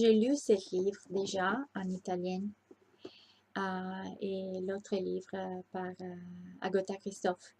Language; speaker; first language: French; non-native, learner; Italian